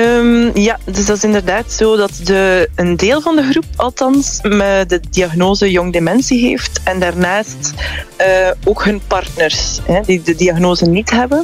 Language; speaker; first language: Dutch; native; Dutch